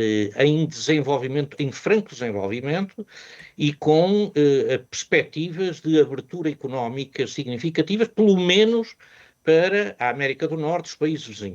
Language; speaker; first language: Portuguese; native; Portuguese